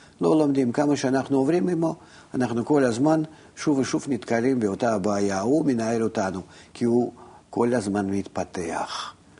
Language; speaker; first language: Hebrew; non-native, fluent; Russian